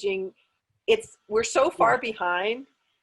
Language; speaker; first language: English; native; English